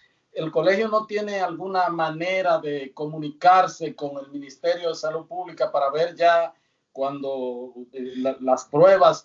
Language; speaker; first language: Spanish; native; Spanish